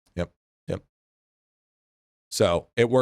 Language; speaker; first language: English; native; English